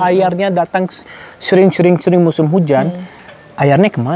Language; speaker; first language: Indonesian; non-native, fluent; Arabic